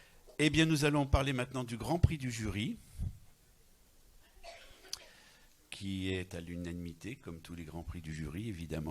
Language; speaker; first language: French; native; French